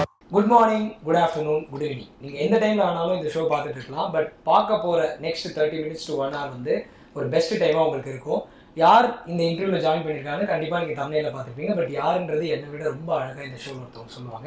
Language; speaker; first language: Tamil; native; Tamil